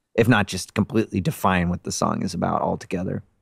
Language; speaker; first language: English; native; English